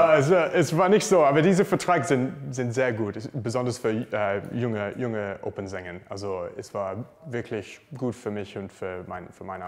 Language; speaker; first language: German; non-native, learner; English